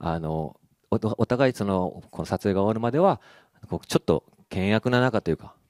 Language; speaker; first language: Japanese; native; Japanese